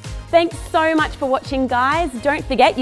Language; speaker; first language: English; native; English